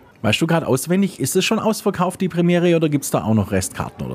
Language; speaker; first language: German; native; German